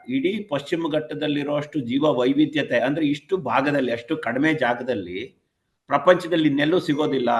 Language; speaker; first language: Kannada; non-native, local second language; Tamil